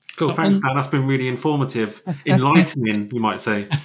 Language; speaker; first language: English; native; English